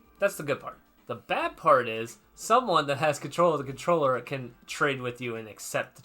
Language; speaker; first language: English; native; English